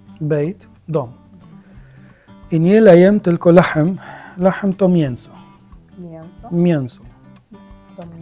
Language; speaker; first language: Polish; non-native, learner; Arabic